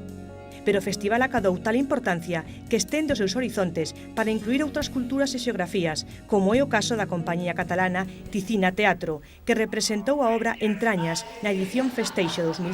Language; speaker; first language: Galician; native; Galician